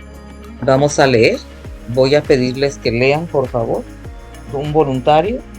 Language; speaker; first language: Spanish; non-native, fluent; English